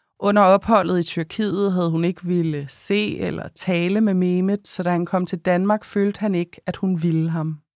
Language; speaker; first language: Danish; native; Danish